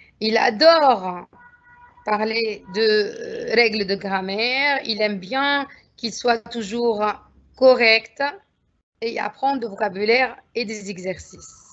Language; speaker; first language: French; non-native, fluent; Arabic